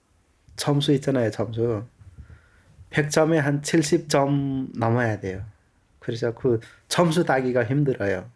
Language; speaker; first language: Korean; non-native, learner; Nepali